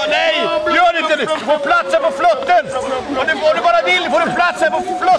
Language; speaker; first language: Swedish; native; Swedish